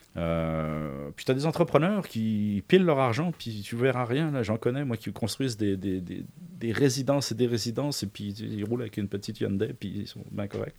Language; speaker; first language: French; native; French